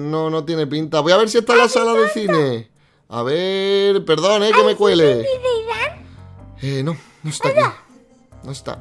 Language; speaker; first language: Spanish; native; Spanish